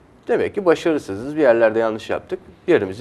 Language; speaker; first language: Turkish; native; Turkish